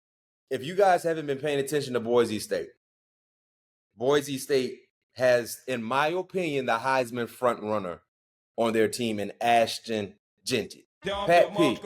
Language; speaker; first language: English; native; English